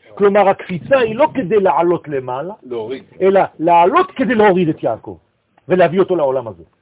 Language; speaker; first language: Hebrew; non-native, fluent; French